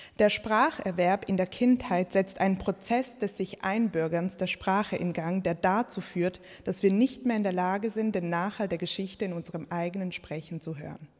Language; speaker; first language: German; early bilingual, other home language; Croatian